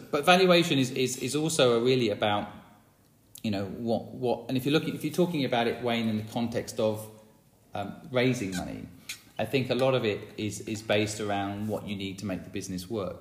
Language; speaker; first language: English; native; English